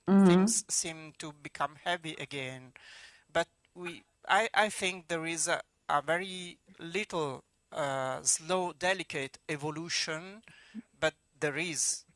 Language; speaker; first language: English; non-native, fluent; Italian